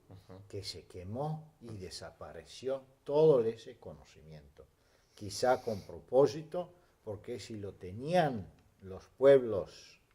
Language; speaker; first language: Spanish; non-native, fluent; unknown